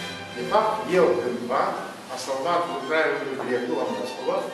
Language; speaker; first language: Romanian; non-native, local second language; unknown